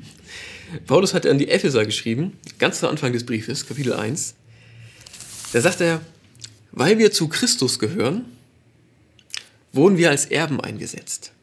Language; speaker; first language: German; native; German